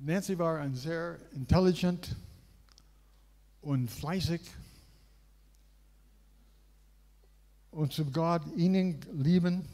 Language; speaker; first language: German; non-native, learner; English